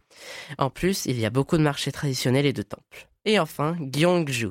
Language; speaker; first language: French; native; French